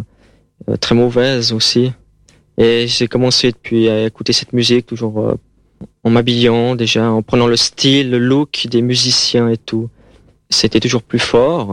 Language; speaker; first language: French; native; French